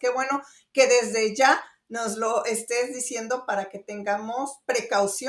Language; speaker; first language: Spanish; native; Spanish